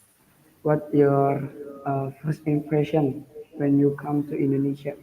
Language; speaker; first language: English; non-native, learner; Indonesian